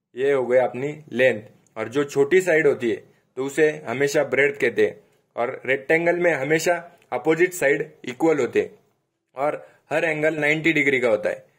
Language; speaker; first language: Hindi; non-native, local second language; Marathi